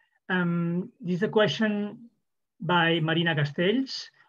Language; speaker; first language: English; non-native, fluent; Catalan